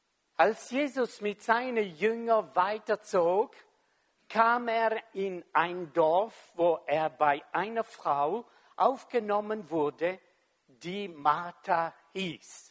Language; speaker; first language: German; non-native, fluent; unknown